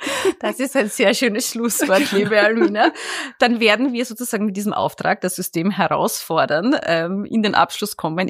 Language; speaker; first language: German; native; German